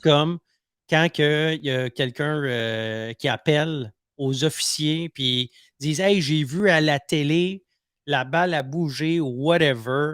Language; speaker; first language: French; native; French